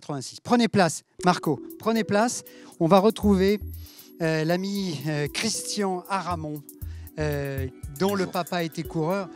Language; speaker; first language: French; native; French